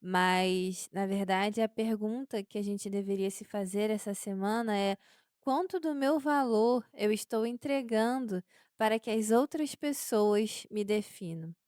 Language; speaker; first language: Portuguese; native; Portuguese